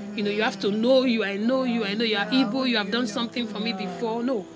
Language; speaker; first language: English; non-native, local second language; Igbo